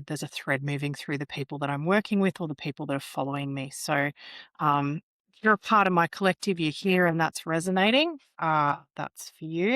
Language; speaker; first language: English; native; English